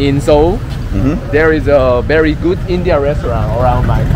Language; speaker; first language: English; non-native, learner; Korean